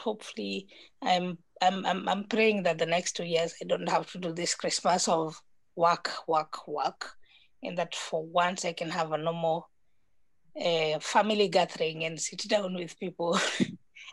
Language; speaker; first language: English; non-native, local second language; Kikuyu